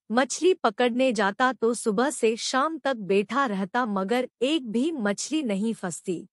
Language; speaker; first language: Hindi; native; Hindi